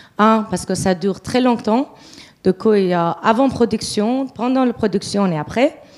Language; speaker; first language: French; non-native, fluent; Persian